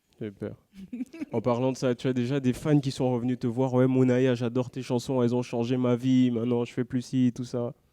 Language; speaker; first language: French; non-native, local second language; Wolof